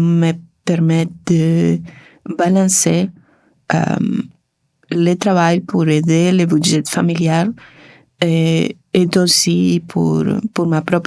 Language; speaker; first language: French; non-native, learner; Spanish